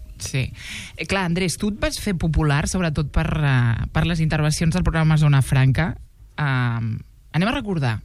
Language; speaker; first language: Catalan; native; Catalan